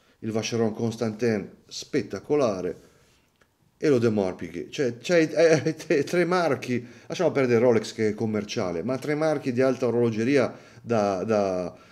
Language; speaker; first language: Italian; native; Italian